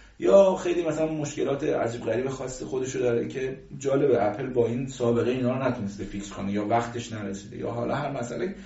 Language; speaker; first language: Persian; native; Persian